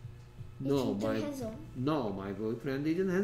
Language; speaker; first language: English; non-native, fluent; Korean